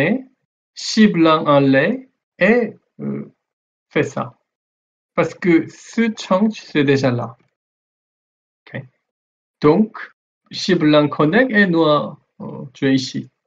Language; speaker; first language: French; non-native, learner; Korean